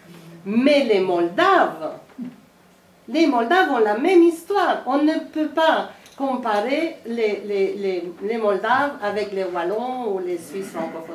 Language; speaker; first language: French; non-native, fluent; Romanian